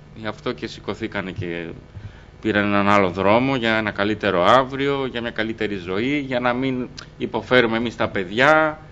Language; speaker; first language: Greek; early bilingual, other home language; Albanian